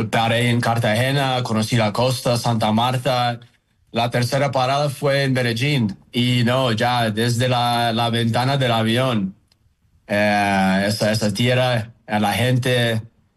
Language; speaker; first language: Spanish; non-native, fluent; Uzbek